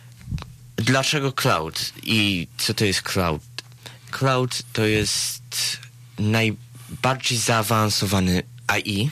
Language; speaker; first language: Polish; early bilingual, heritage; Polish